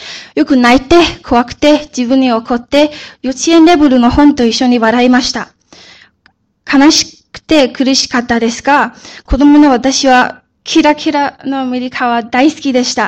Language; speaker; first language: Japanese; early bilingual, other home language; Chinese